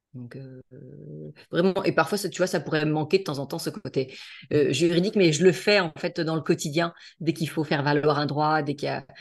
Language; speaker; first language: French; native; French